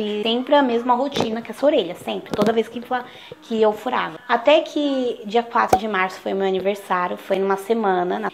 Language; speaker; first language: Portuguese; native; Portuguese